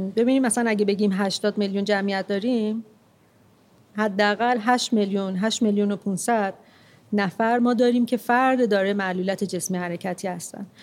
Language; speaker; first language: Persian; non-native, local second language; Armenian